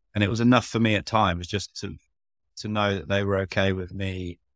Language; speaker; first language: English; native; English